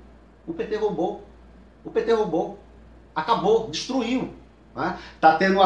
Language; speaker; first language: Portuguese; native; Portuguese